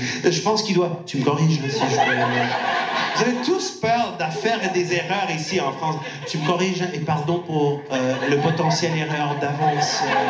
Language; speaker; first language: French; non-native, local second language; Punjabi